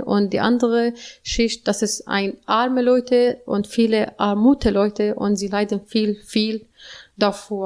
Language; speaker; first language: German; non-native, learner; Arabic